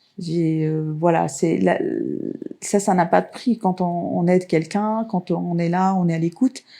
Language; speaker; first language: French; non-native, local second language; Arabic